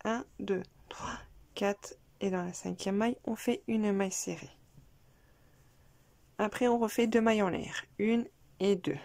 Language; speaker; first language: French; native; French